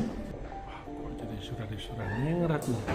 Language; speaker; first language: Indonesian; native; Indonesian